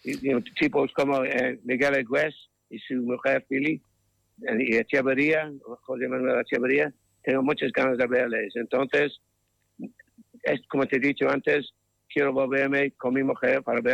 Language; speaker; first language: Spanish; non-native, learner; English